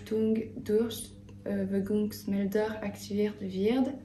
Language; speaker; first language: German; non-native, learner; French